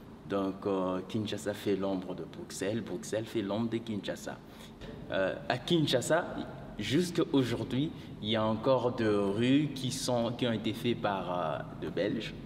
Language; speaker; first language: French; non-native, local second language; Lingala